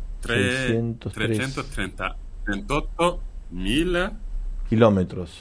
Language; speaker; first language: Spanish; non-native, learner; Kinyarwanda